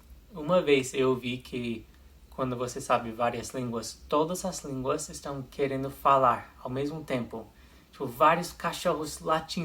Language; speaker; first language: Portuguese; non-native, fluent; English